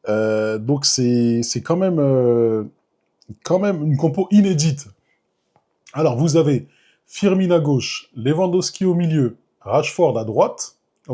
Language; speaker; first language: French; native; French